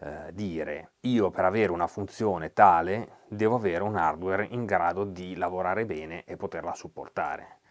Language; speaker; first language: Italian; native; Italian